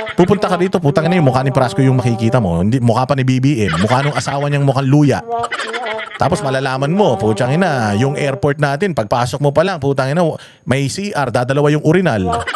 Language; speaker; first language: Filipino; native; Filipino